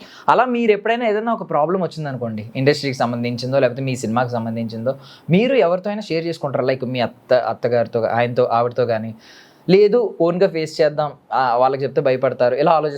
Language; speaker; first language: Telugu; native; Telugu